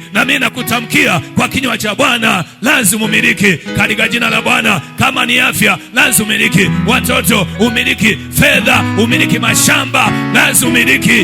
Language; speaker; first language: Swahili; native; Swahili